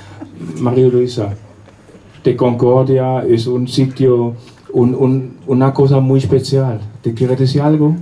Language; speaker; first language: Spanish; non-native, learner; German